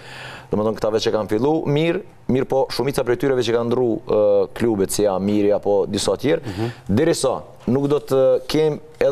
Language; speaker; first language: Albanian; native; Albanian